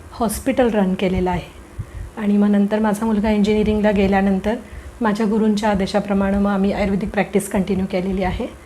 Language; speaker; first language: Marathi; native; Marathi